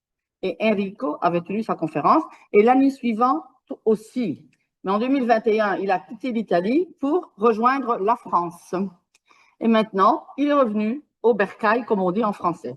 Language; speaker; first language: French; non-native, fluent; Italian